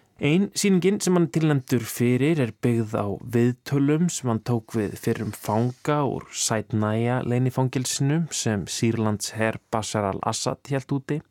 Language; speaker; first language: Icelandic; native; Icelandic